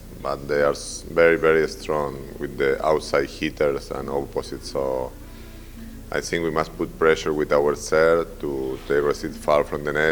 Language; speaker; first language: English; non-native, learner; Spanish